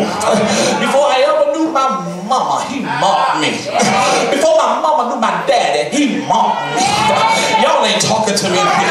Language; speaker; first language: English; native; English